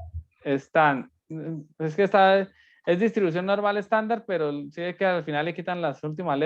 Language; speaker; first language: Spanish; native; Spanish